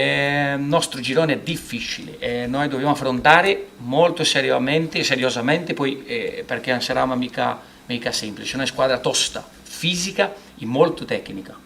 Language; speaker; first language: Italian; non-native, fluent; Portuguese